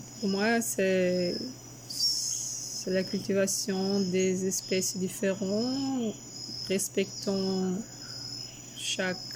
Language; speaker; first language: French; non-native, fluent; Portuguese